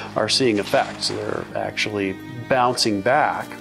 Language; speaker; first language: English; native; English